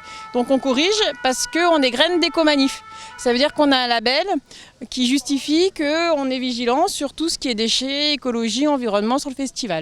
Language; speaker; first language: French; native; French